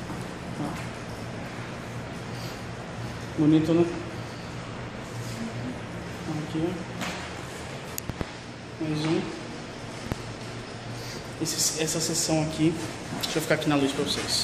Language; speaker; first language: Portuguese; native; Portuguese